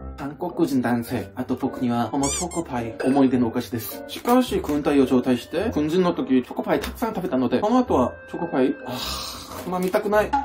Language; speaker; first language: Japanese; non-native, fluent; Korean